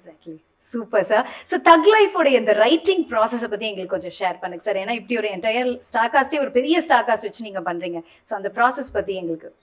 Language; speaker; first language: Tamil; native; Tamil